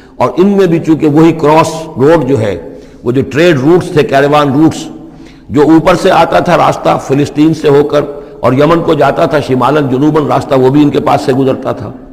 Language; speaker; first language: Urdu; native; Urdu